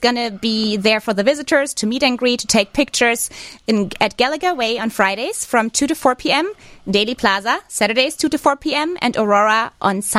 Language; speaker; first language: English; non-native, fluent; German